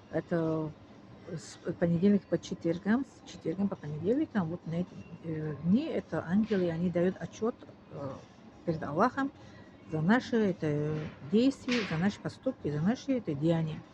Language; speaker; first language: Russian; non-native, fluent; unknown